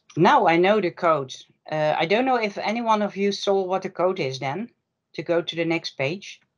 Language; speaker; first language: English; non-native, fluent; Dutch